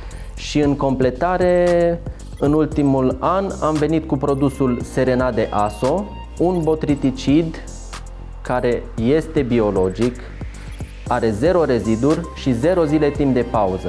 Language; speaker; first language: Romanian; native; Romanian